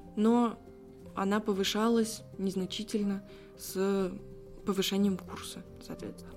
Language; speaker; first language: Russian; native; Russian